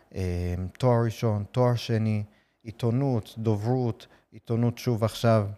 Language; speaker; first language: Hebrew; non-native, fluent; English